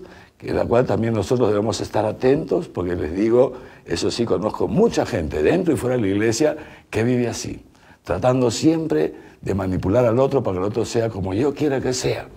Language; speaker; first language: Spanish; native; Spanish